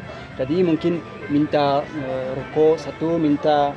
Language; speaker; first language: Indonesian; non-native, learner; French